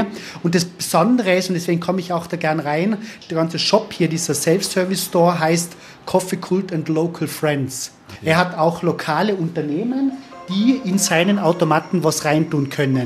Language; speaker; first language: German; native; German